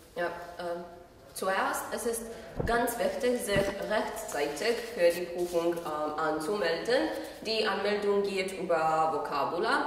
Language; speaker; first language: German; non-native, fluent; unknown